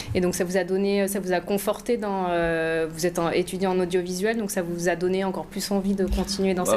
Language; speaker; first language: French; native; French